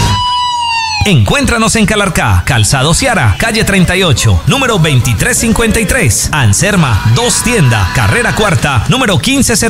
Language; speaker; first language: Spanish; native; Spanish